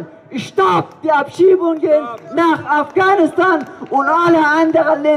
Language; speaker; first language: German; non-native, learner; Persian